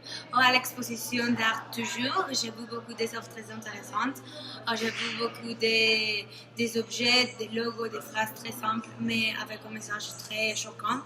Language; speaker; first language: French; non-native, learner; Spanish